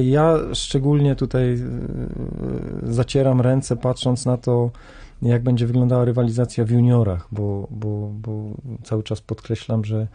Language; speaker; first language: Polish; native; Polish